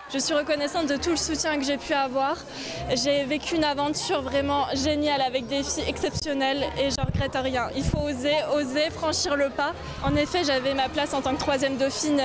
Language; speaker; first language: French; native; French